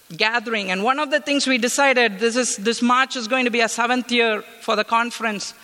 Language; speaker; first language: English; non-native, local second language; Tamil